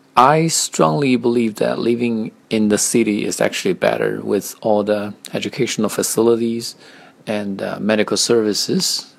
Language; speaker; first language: English; non-native, fluent; Chinese